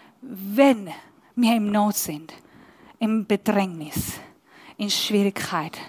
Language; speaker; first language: German; non-native, learner; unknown